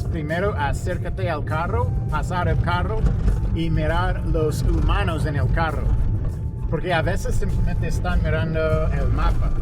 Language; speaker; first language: Spanish; non-native, fluent; English